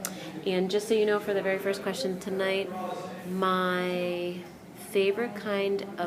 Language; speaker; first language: English; native; English